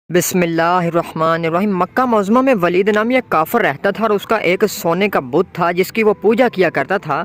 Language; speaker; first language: Urdu; native; Urdu